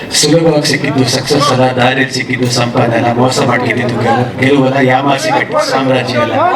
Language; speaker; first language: Kannada; native; Kannada